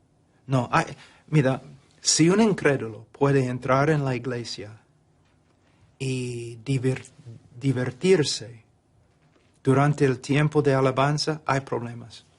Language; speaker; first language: Spanish; non-native, fluent; English